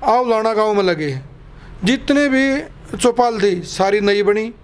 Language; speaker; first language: Hindi; native; Hindi